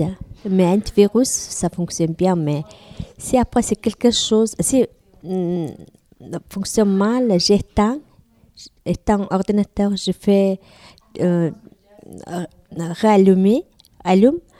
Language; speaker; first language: French; non-native, learner; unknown